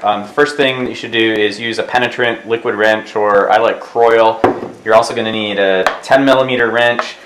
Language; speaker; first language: English; native; English